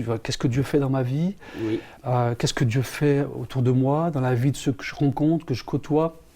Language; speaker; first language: French; native; French